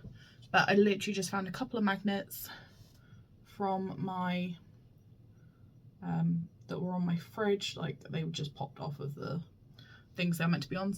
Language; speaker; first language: English; native; English